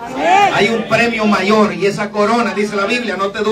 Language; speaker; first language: Spanish; native; Spanish